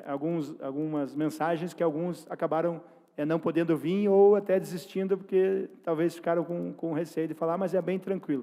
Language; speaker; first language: Portuguese; native; Portuguese